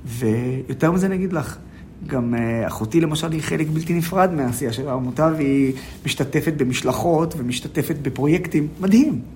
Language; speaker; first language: Hebrew; non-native, local second language; Arabic